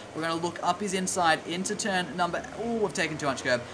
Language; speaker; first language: English; native; English